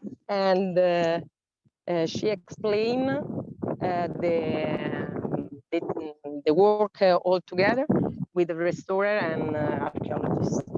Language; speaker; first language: English; non-native, learner; Italian